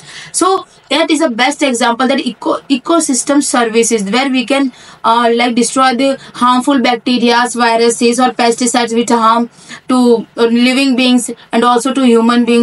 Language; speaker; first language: English; non-native, local second language; Hindi